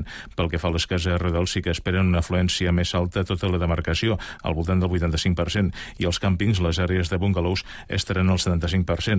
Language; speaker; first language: Catalan; native; Catalan